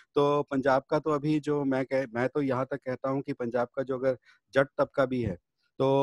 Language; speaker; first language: Hindi; native; Hindi